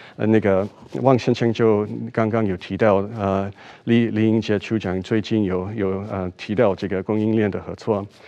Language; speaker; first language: Chinese; non-native, fluent; English